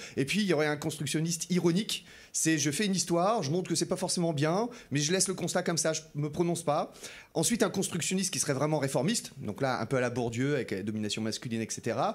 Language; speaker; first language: French; native; French